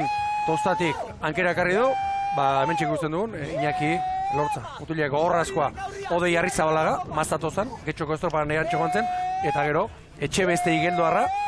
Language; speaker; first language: Basque; native; Basque